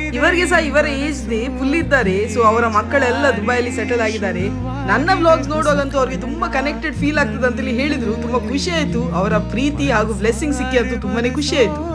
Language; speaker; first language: Kannada; non-native, local second language; Tulu